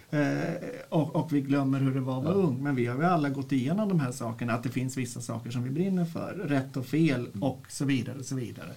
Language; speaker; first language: Swedish; native; Swedish